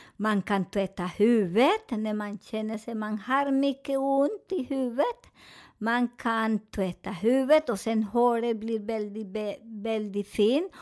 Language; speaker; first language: Swedish; non-native, fluent; Spanish